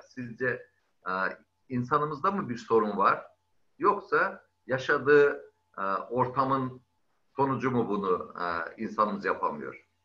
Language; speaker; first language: Turkish; native; Turkish